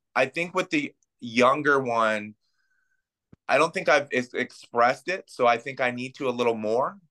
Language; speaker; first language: English; native; English